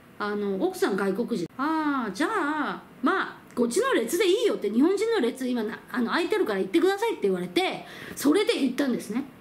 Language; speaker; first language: Japanese; non-native, fluent; Korean